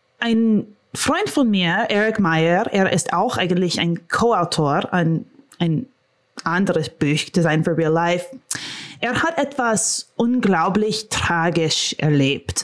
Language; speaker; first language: German; non-native, fluent; English